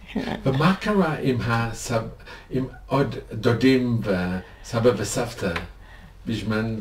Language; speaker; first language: Hebrew; non-native, learner; English